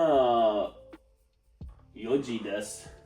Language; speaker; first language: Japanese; non-native, learner; English